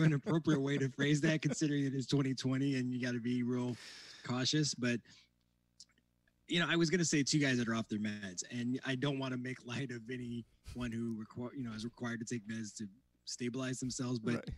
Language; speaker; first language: English; native; English